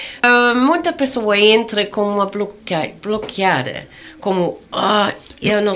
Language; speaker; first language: Portuguese; non-native, learner; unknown